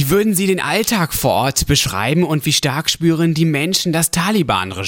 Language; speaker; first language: German; native; German